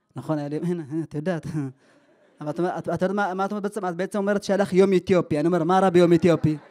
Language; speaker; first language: Hebrew; early bilingual, other home language; Amharic